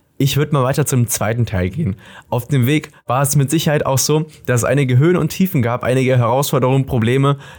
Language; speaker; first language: German; native; German